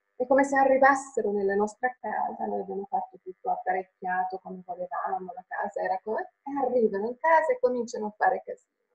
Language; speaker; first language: Italian; non-native, fluent; Finnish